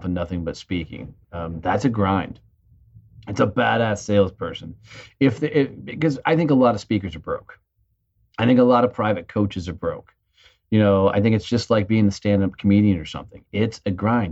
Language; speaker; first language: English; native; English